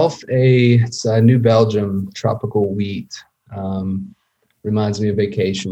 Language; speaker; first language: English; native; English